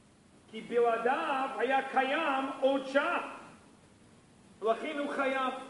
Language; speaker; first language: Hebrew; non-native, fluent; English